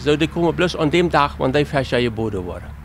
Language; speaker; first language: German; non-native, local second language; Plautdietsch